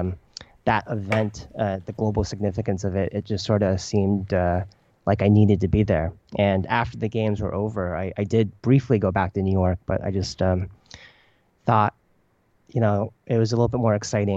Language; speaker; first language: English; early bilingual, other home language; Chinese